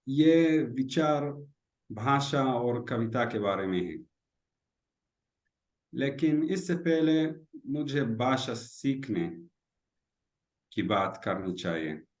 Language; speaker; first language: Hindi; non-native, learner; Hebrew